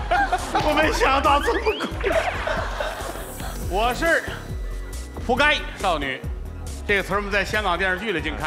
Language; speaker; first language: Chinese; native; Chinese